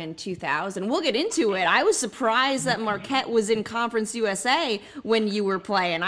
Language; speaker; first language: English; native; English